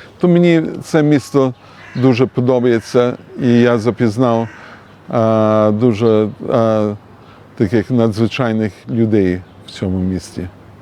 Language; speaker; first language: Ukrainian; early bilingual, heritage; Ukrainian